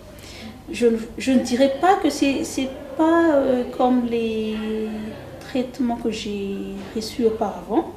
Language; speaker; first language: French; non-native, local second language; Malagasy